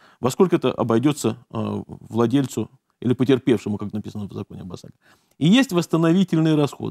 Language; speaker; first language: Russian; native; Russian